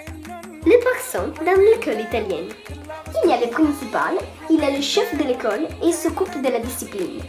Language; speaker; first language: French; non-native, learner; Italian